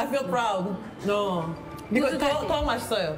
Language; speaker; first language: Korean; non-native, learner; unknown